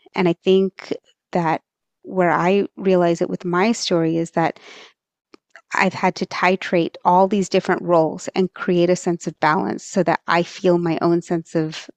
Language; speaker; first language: English; early bilingual, other home language; Marathi